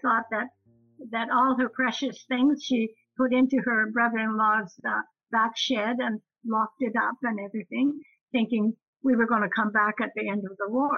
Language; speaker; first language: English; native; English